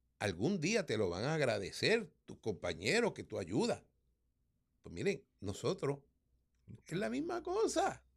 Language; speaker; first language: Spanish; native; Spanish